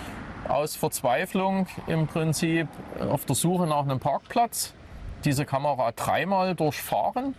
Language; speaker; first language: German; native; German